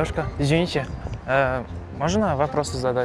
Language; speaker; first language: Russian; non-native, local second language; Kazakh